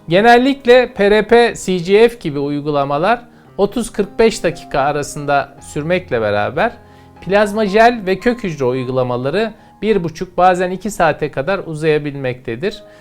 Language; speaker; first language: Turkish; native; Turkish